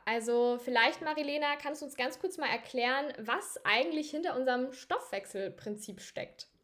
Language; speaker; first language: German; native; German